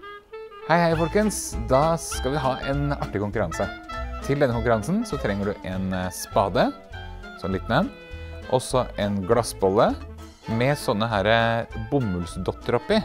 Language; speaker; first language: Norwegian; native; Norwegian